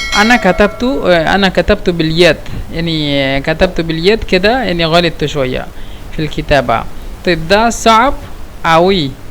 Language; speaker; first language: Egyptian Arabic; non-native, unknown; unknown